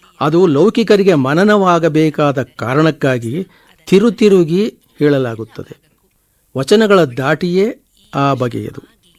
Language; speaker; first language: Kannada; native; Kannada